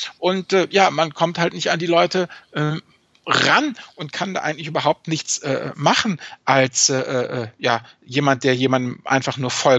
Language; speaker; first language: German; native; German